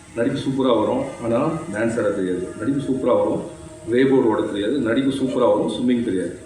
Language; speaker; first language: Tamil; native; Tamil